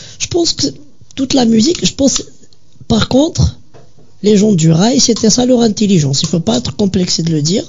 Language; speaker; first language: French; non-native, local second language; Kabyle